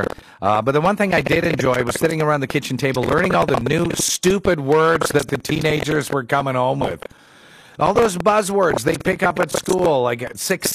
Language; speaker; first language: English; native; English